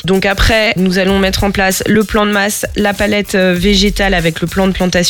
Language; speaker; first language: French; native; French